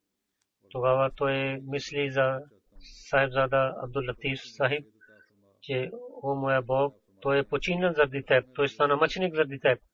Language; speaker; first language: Bulgarian; non-native, fluent; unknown